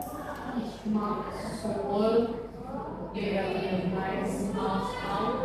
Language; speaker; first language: German; non-native, learner; Indonesian